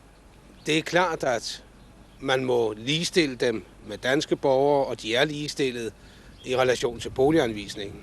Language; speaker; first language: Danish; native; Danish